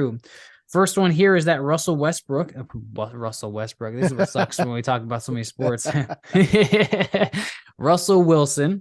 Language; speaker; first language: English; native; English